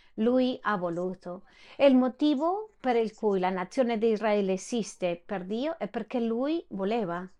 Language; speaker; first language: Italian; non-native, fluent; Spanish